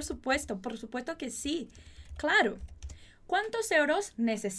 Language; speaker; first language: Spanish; non-native, fluent; Portuguese